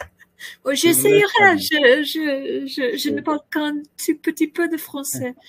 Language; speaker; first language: French; non-native, learner; English